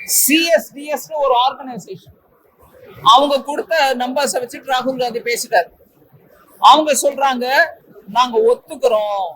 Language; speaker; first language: Tamil; native; Tamil